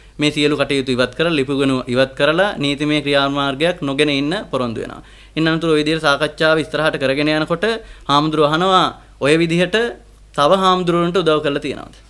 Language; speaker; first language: Sinhala; native; Sinhala